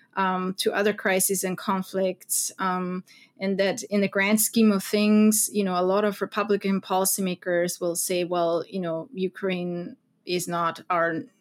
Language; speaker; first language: English; non-native, fluent; German